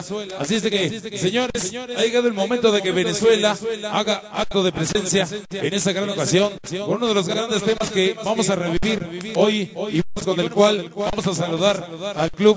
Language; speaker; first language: Spanish; native; Spanish